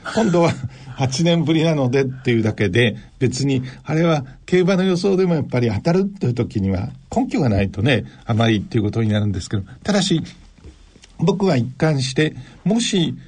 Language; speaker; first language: Japanese; native; Japanese